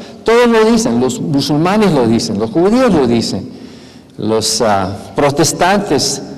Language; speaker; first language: Spanish; non-native, fluent; English